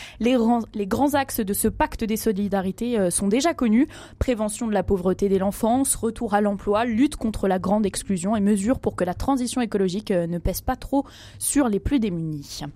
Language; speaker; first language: French; native; French